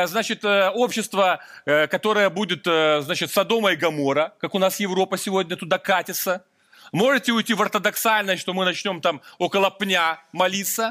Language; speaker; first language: Russian; native; Russian